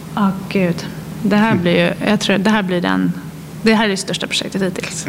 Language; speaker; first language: Swedish; native; Swedish